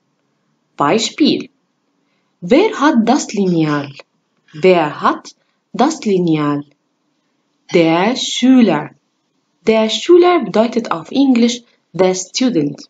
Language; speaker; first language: German; non-native, fluent; Arabic